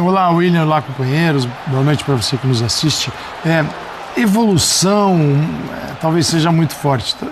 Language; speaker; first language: Portuguese; native; Portuguese